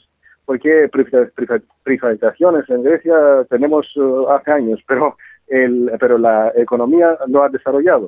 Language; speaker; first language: Spanish; non-native, fluent; Greek